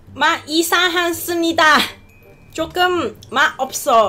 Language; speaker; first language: Korean; non-native, learner; Cantonese